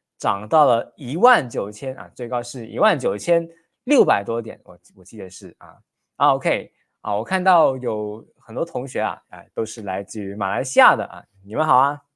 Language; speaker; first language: Chinese; native; Chinese